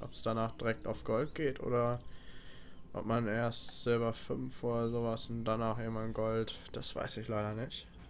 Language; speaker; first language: German; native; German